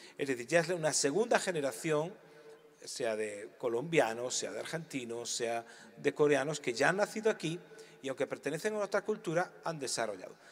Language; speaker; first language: Spanish; native; Spanish